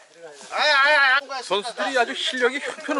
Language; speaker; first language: Korean; native; Korean